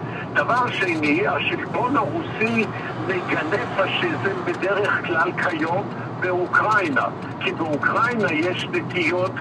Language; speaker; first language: Hebrew; non-native, fluent; Russian